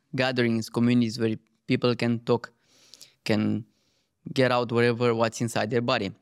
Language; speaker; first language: English; non-native, fluent; Romanian